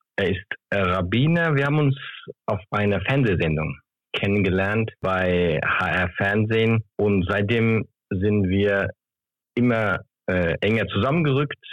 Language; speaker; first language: German; early bilingual, other home language; Turkish